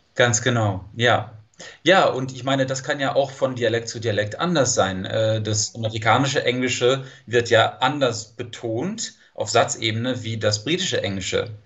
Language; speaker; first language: German; non-native, fluent; English